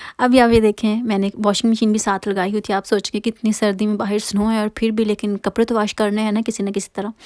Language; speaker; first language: Urdu; non-native, local second language; Punjabi